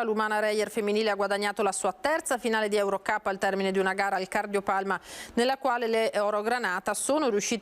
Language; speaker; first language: Italian; native; Italian